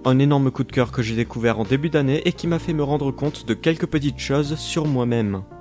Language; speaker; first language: French; native; French